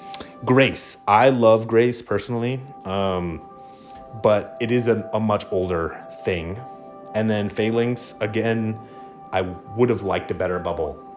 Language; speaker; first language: English; native; English